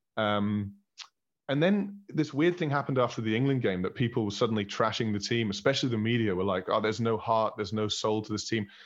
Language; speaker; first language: English; early bilingual, heritage; German